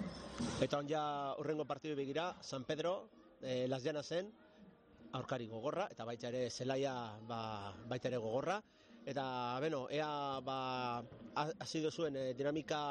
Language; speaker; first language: Basque; native; Basque